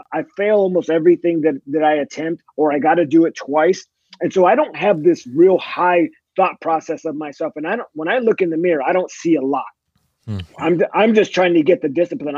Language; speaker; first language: English; native; English